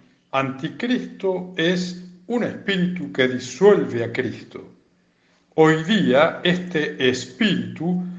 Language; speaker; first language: Spanish; native; Spanish